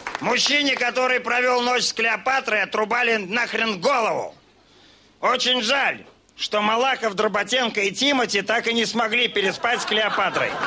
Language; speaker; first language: Russian; native; Russian